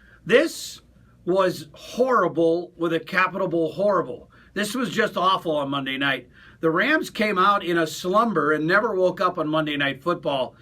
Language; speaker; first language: English; native; English